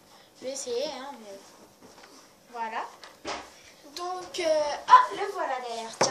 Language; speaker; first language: French; native; French